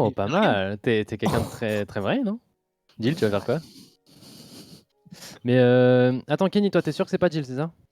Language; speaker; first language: French; native; French